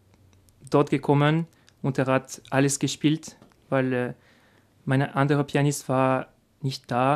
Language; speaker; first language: German; non-native, learner; French